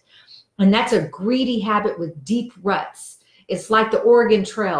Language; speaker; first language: English; native; English